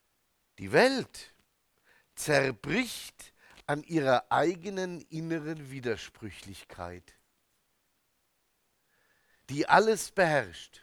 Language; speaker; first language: German; native; German